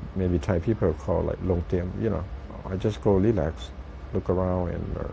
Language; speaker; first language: English; non-native, fluent; Thai